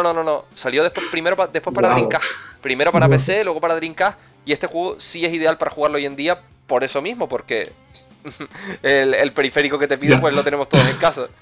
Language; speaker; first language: Spanish; native; Spanish